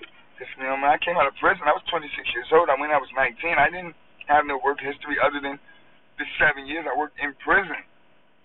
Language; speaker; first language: English; native; English